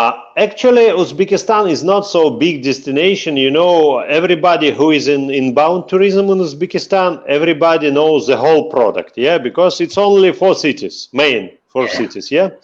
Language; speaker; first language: English; non-native, fluent; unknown